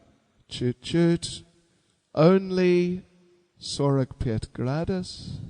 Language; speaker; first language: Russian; non-native, learner; English